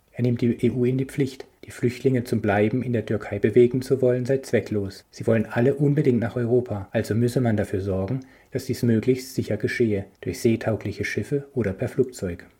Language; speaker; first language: German; native; German